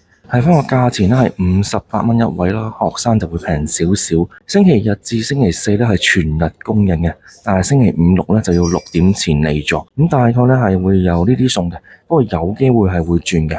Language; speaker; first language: Cantonese; native; Cantonese